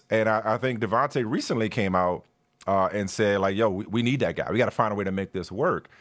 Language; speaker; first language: English; native; English